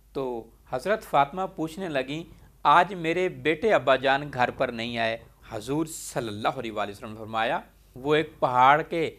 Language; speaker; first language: Urdu; non-native, local second language; Punjabi